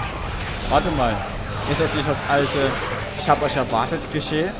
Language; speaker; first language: German; native; German